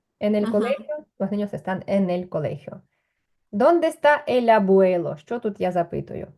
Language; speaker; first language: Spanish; non-native, fluent; Ukrainian